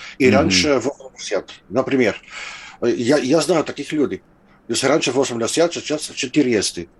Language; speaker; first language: Russian; non-native, fluent; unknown